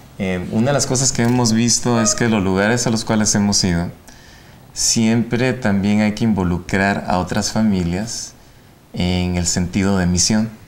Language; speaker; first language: Spanish; native; Spanish